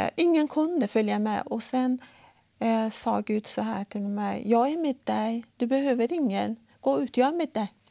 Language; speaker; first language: Swedish; non-native, fluent; Persian